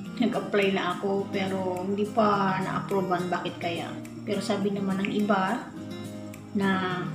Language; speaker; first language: Filipino; non-native, local second language; Iloko